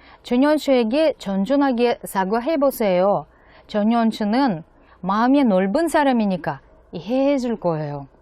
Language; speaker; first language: Korean; non-native, fluent; Russian